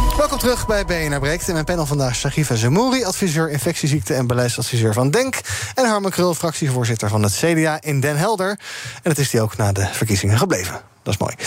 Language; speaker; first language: Dutch; native; Dutch